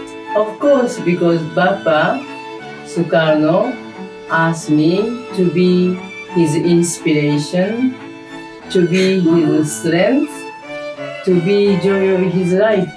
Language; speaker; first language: English; non-native, fluent; Japanese